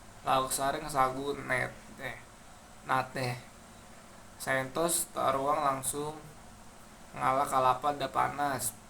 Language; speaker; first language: Sundanese; non-native, local second language; Indonesian